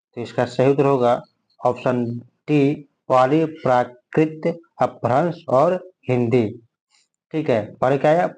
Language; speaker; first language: Hindi; native; Hindi